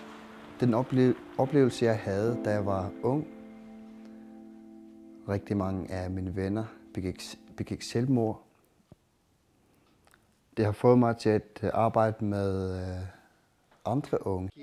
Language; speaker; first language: Danish; non-native, local second language; Kalaallisut